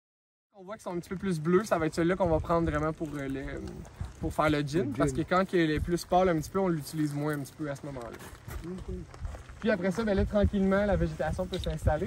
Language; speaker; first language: French; native; French